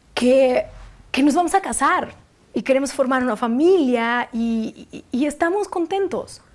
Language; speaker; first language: Spanish; non-native, fluent; Russian